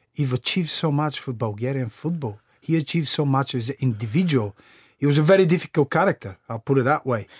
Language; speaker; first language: English; non-native, fluent; Bulgarian